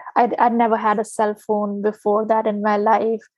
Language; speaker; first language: English; non-native, local second language; Hindi